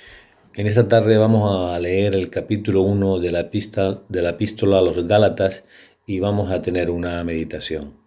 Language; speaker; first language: Spanish; native; Spanish